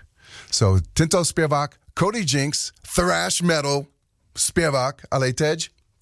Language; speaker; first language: Czech; non-native, learner; English